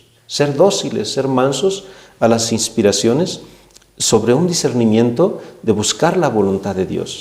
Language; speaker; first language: Spanish; native; Spanish